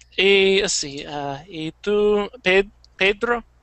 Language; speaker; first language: Spanish; non-native, learner; English